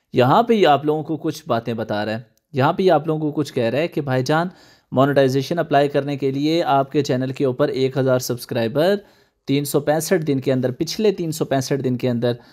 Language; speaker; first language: Urdu; native; Urdu